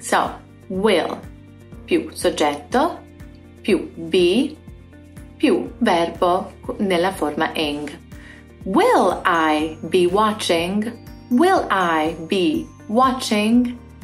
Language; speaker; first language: Italian; native; Italian